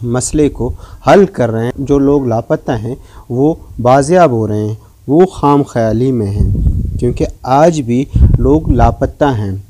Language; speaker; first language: Urdu; non-native, local second language; Baluchi